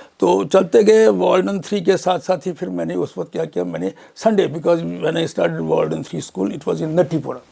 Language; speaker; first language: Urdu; non-native, local second language; Kashmiri